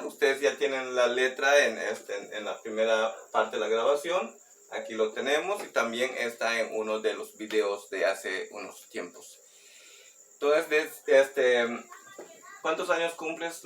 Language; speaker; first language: Spanish; native; Spanish